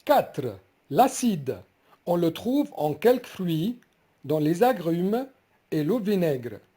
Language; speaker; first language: French; non-native, fluent; Arabic